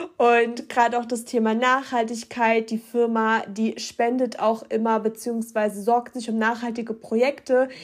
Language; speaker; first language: German; early bilingual, other home language; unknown